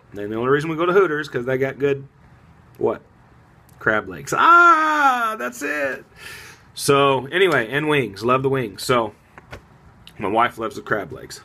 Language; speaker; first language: English; native; English